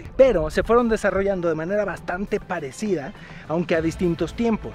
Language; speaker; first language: Spanish; native; Spanish